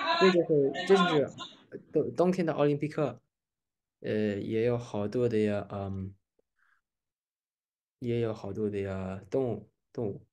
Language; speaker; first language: Chinese; early bilingual, heritage; English